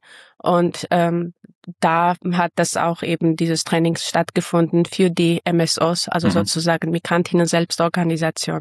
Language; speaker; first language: German; non-native, fluent; Armenian